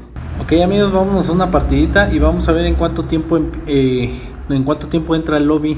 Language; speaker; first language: Spanish; native; Spanish